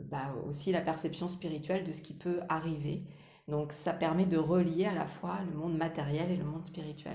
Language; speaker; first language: French; native; French